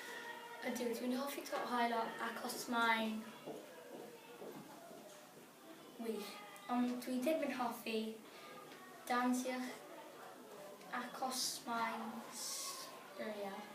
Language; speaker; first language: Welsh; non-native, learner; English